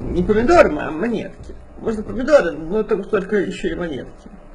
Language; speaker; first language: Russian; native; Russian